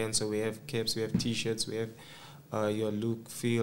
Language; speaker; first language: English; non-native, local second language; Xhosa